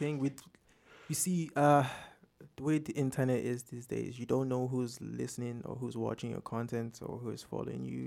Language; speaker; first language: English; non-native, local second language; Yoruba